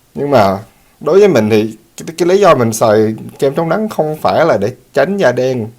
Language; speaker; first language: Vietnamese; early bilingual, heritage; Vietnamese